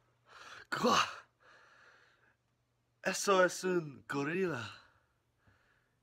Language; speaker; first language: Spanish; non-native, learner; English